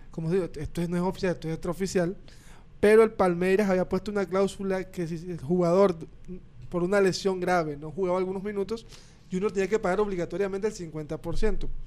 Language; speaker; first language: Spanish; native; Spanish